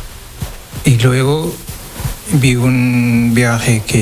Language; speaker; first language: Spanish; non-native, learner; Wolof